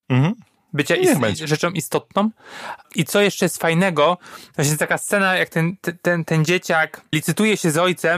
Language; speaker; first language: Polish; native; Polish